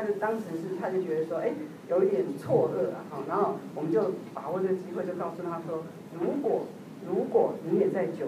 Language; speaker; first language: Chinese; native; Chinese